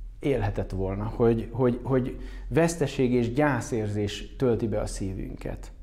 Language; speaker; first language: Hungarian; native; Hungarian